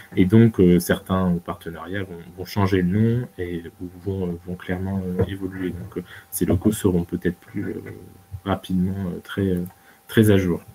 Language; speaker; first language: French; native; French